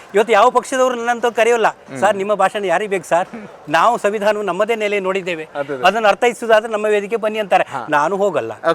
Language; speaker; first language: Kannada; native; Kannada